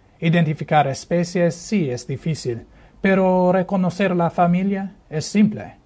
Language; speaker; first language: Spanish; non-native, fluent; English